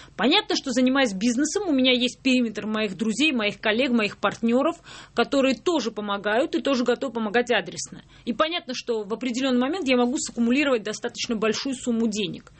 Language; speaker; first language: Russian; non-native, local second language; Georgian